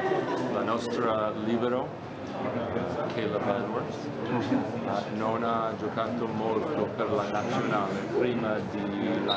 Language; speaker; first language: Italian; non-native, fluent; English